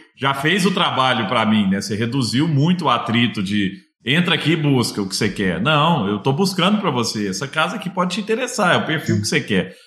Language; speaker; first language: Portuguese; native; Portuguese